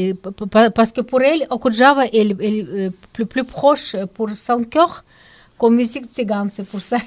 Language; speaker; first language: French; non-native, learner; Russian